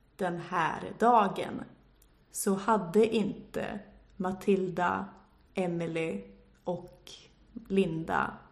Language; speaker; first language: Swedish; native; Swedish